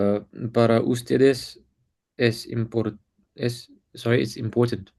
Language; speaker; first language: Spanish; non-native, learner; English